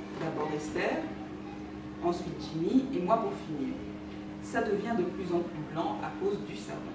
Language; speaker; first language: French; early bilingual, other home language; Ladino